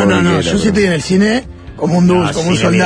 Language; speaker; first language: Spanish; native; Spanish